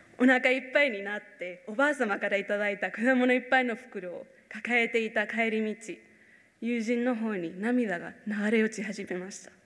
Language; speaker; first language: Japanese; non-native, fluent; Spanish